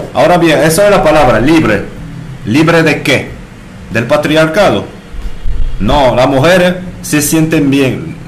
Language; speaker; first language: Spanish; non-native, fluent; French